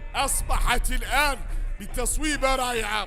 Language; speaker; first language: Arabic; native; Arabic